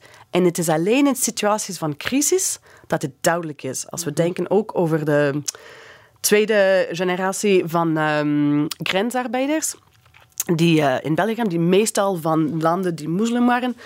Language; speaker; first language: Dutch; non-native, fluent; English